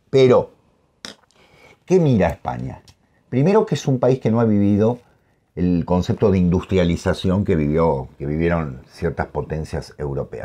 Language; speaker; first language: Spanish; native; Spanish